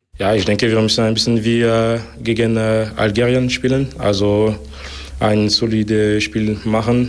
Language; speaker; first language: German; non-native, local second language; French